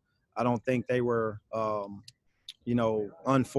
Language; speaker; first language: English; native; English